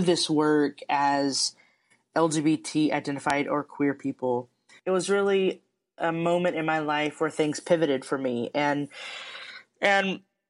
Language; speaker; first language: English; native; English